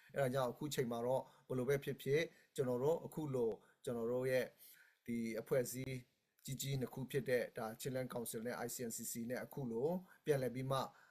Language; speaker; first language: Burmese; non-native, local second language; Hakha Chin